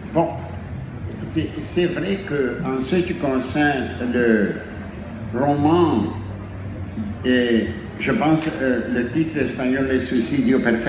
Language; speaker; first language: French; non-native, fluent; Greek